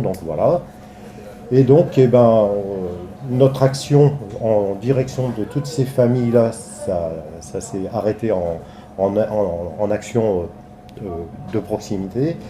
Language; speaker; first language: French; native; French